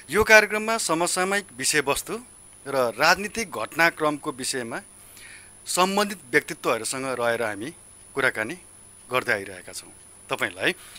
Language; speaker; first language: Nepali; native; Nepali